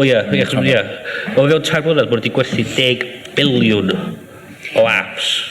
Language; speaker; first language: Welsh; native; Welsh